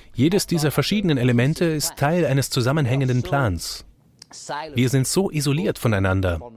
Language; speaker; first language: German; non-native, fluent; French